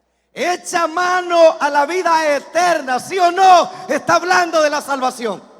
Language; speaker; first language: Spanish; native; Spanish